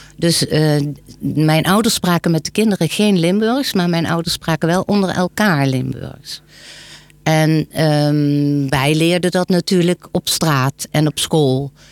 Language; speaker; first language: Dutch; native; Dutch